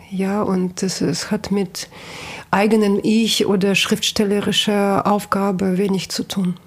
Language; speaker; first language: German; non-native, fluent; Russian